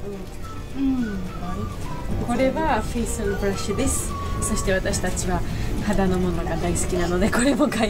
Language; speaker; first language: Japanese; non-native, learner; Georgian